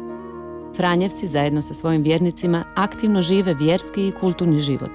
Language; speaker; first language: Croatian; native; Croatian